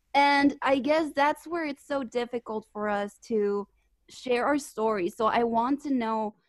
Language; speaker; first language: English; early bilingual, other home language; Spanish